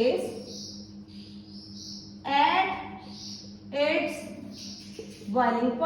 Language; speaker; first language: Hindi; native; Hindi